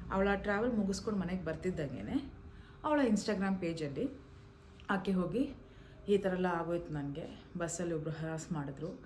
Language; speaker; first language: Kannada; non-native, local second language; Malayalam